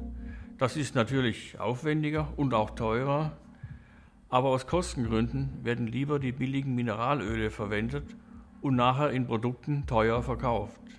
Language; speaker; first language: German; native; German